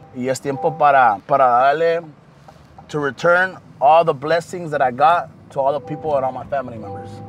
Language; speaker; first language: English; early bilingual, other home language; Spanish